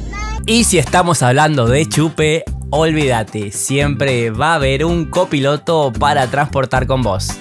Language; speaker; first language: Spanish; native; Spanish